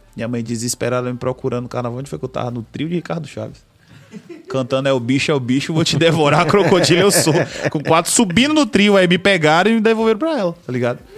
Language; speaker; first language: Portuguese; native; Portuguese